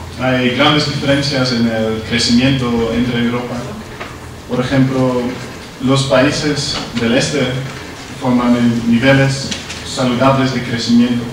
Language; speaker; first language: Spanish; non-native, learner; Dutch